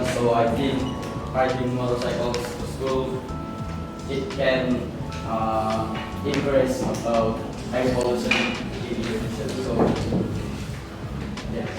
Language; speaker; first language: English; non-native, learner; Indonesian